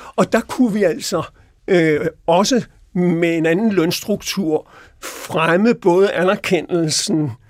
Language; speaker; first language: Danish; native; Danish